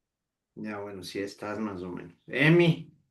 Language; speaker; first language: Spanish; native; Spanish